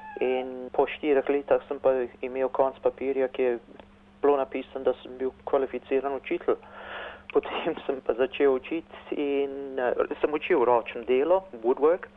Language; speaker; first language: Slovenian; early bilingual, heritage; Slovenian